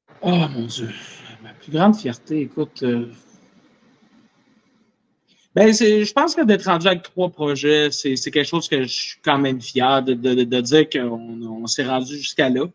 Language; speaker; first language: French; native; French